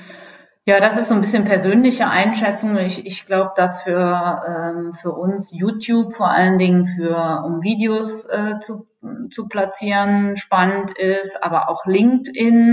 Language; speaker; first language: German; native; German